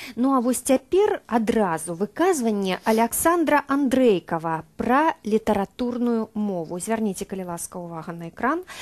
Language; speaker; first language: Belarusian; native; Belarusian